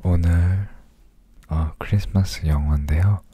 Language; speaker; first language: Korean; early bilingual, other home language; English